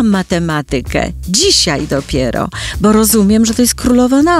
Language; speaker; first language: Polish; native; Polish